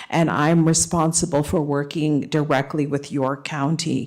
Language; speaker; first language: English; native; English